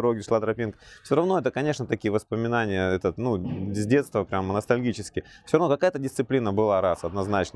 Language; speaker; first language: Russian; native; Russian